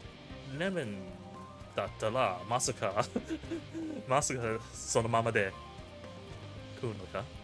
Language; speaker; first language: Japanese; non-native, learner; English